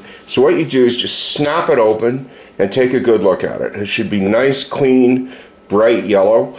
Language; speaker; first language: English; native; English